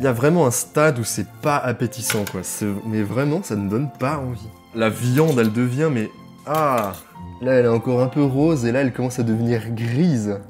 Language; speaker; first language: French; native; French